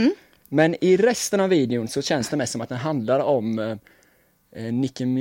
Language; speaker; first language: Swedish; native; Swedish